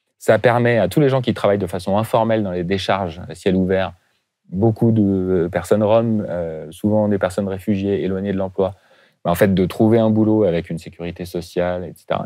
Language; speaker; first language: French; native; French